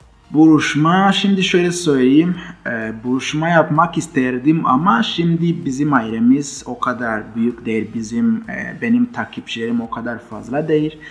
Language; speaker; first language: Turkish; non-native, fluent; Kinyarwanda